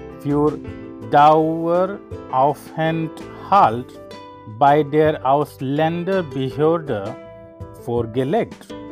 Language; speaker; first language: German; non-native, learner; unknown